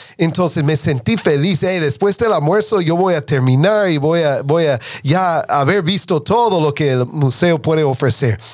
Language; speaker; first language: Spanish; non-native, fluent; English